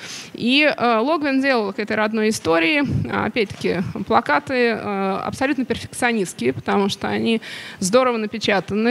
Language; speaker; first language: Russian; native; Russian